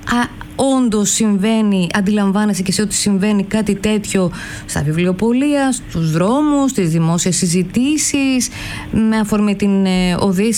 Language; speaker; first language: Greek; native; Greek